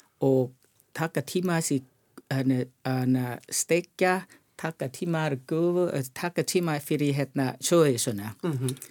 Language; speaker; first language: Icelandic; non-native, learner; Thai